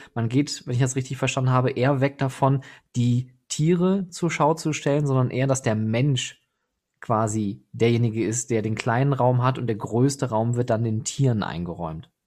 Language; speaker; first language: German; native; German